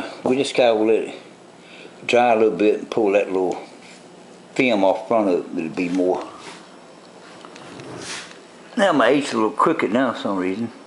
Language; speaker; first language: English; native; English